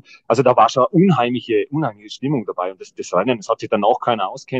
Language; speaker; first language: German; native; German